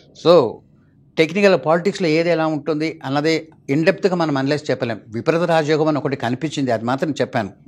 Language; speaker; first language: Telugu; non-native, fluent; Malayalam